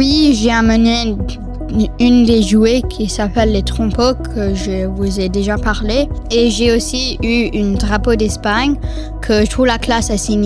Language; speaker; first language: French; non-native, local second language; English